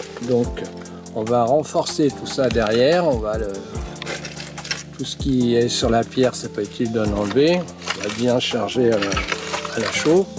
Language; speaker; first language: French; native; French